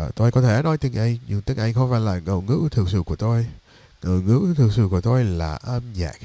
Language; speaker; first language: Vietnamese; non-native, learner; English